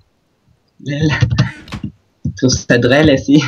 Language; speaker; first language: French; native; French